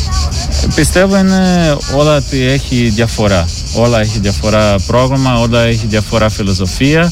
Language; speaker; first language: Greek; non-native, learner; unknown